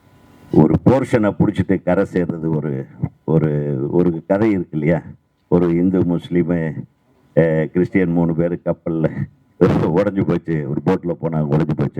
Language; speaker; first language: Tamil; native; Tamil